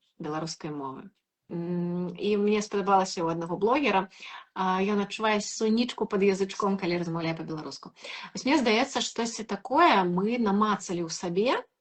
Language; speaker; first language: Belarusian; non-native, local second language; Russian